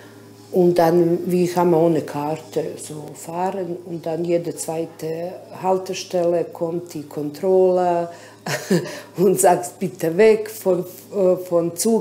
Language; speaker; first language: German; non-native, learner; Bosnian